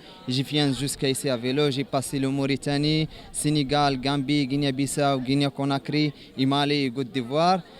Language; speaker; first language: French; non-native, learner; Arabic